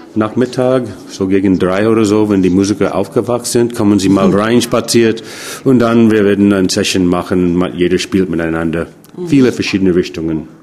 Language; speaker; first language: German; non-native, fluent; English